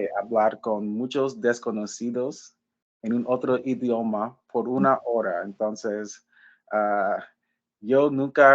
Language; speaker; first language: Spanish; non-native, learner; English